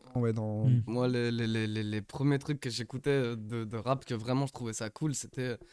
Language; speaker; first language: French; non-native, fluent; English